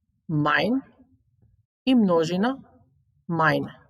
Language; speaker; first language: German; non-native, fluent; Macedonian